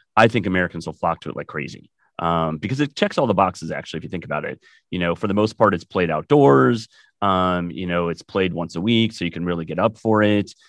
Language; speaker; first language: English; native; English